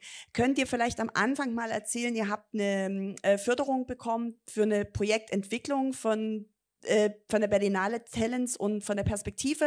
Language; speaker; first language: German; native; German